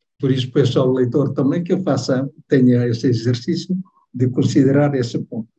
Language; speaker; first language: Portuguese; non-native, local second language; Tetum